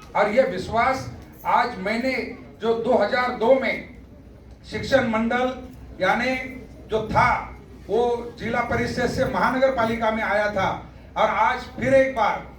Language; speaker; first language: Hindi; non-native, local second language; Marathi